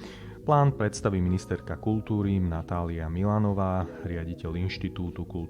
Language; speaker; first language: Slovak; native; Slovak